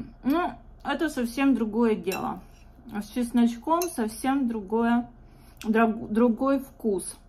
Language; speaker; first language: Russian; native; Russian